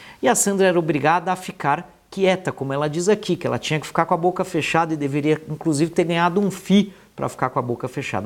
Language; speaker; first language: Portuguese; native; Portuguese